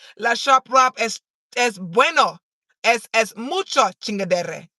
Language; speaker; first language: Spanish; non-native, learner; English